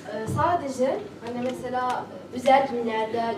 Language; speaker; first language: Turkish; non-native, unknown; Arabic